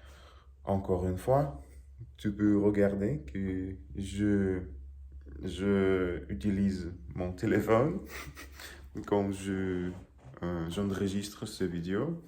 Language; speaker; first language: French; non-native, learner; Russian